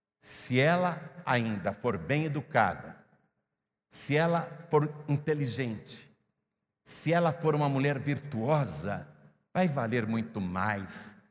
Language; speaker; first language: Portuguese; native; Portuguese